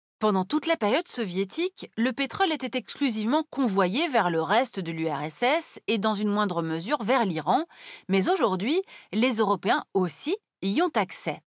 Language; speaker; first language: French; native; French